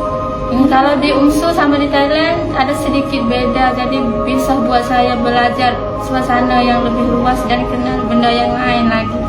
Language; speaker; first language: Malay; non-native, learner; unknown